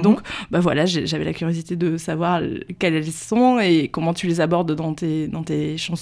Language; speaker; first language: French; native; French